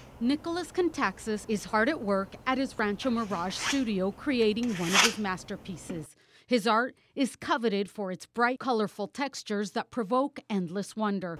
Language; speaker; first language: English; native; English